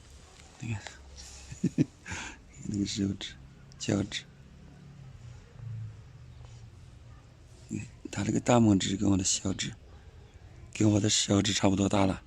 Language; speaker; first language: Chinese; native; Chinese